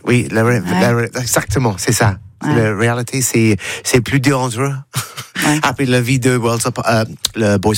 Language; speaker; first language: French; non-native, learner; English